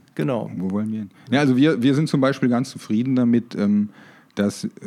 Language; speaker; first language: German; native; German